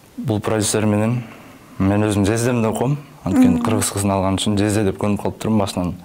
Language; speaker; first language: Kyrgyz; native; Kyrgyz